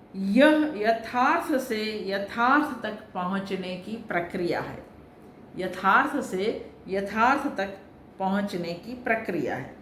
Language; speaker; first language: Hindi; non-native, local second language; Gujarati